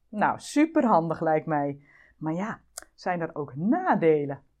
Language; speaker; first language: Dutch; native; Dutch